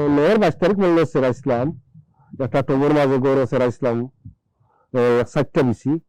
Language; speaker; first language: Bangla; non-native, local second language; Sylheti